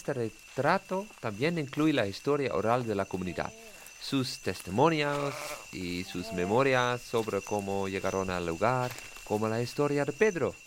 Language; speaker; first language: Spanish; non-native, learner; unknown